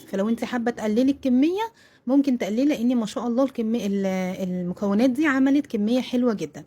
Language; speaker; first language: Arabic; native; Arabic